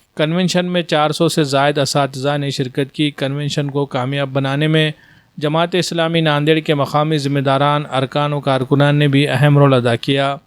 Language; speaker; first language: Urdu; native; Urdu